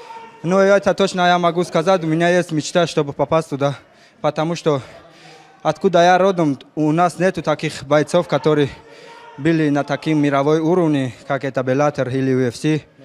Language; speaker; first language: Russian; non-native, fluent; Tajik